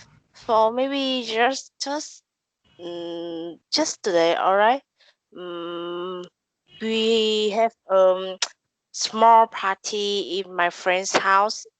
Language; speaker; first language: English; non-native, learner; Vietnamese